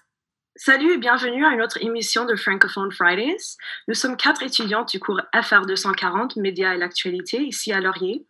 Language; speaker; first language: French; non-native, fluent; English